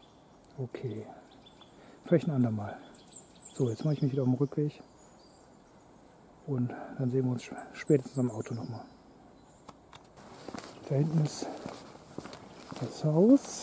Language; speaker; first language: German; native; German